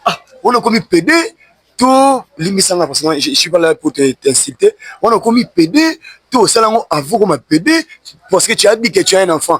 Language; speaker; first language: French; non-native, local second language; Lingala